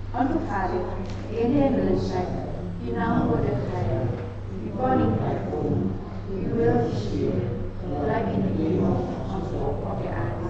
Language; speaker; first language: Dutch; non-native, fluent; Indonesian